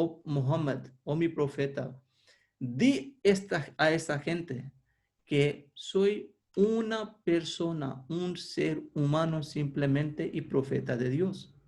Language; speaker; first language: Spanish; non-native, fluent; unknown